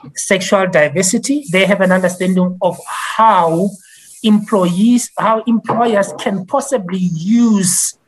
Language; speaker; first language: English; non-native, local second language; Tswana